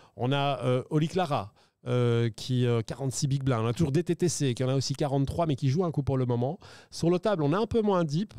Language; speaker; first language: French; native; French